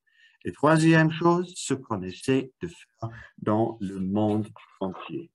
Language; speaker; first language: French; non-native, fluent; English